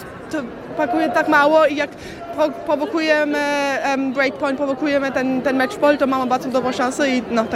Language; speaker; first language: Polish; early bilingual, heritage; Polish